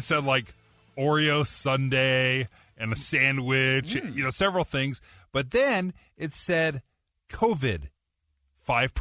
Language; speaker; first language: English; native; English